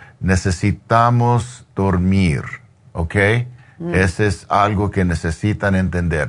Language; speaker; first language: Spanish; non-native, learner; English